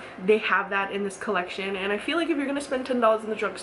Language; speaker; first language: English; native; English